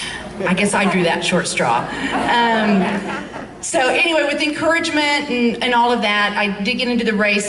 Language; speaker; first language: English; native; English